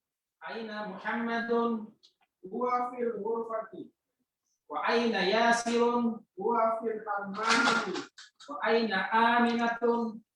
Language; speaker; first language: Arabic; non-native, learner; Indonesian